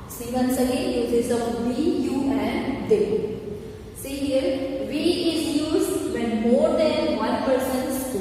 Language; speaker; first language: English; non-native, local second language; Hindi